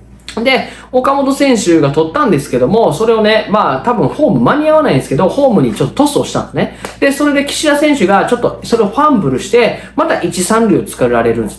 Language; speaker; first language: Japanese; native; Japanese